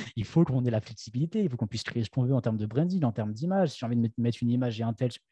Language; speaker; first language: French; native; French